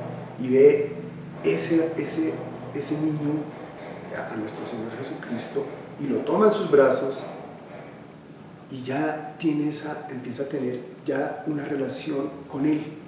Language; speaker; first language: Spanish; native; Spanish